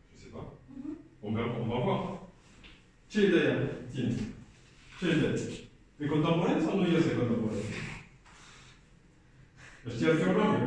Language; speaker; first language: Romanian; non-native, learner; French